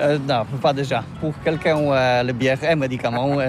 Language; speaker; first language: French; non-native, learner; Polish